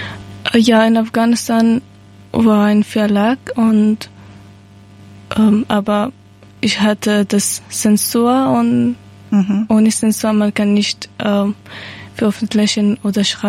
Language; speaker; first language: German; non-native, learner; Persian